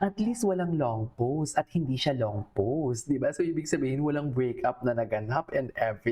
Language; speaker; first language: Filipino; native; Filipino